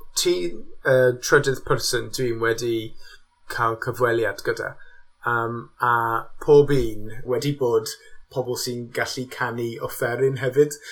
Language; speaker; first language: Welsh; non-native, local second language; English